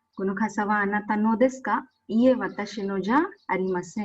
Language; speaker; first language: Japanese; non-native, fluent; Marathi